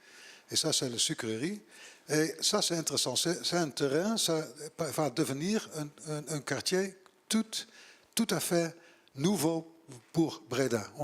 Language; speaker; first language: French; non-native, learner; Dutch